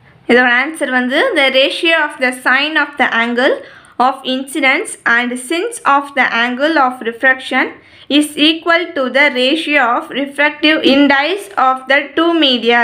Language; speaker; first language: English; non-native, local second language; Tamil